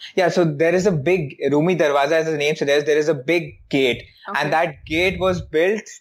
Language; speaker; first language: English; non-native, local second language; Hindi